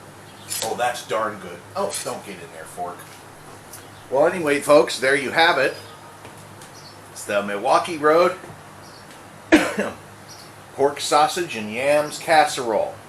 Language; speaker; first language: English; native; English